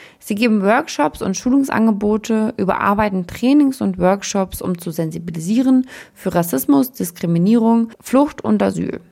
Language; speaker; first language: German; native; German